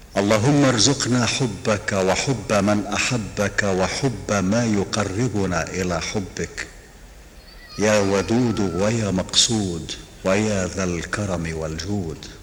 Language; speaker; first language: Arabic; non-native, fluent; Indonesian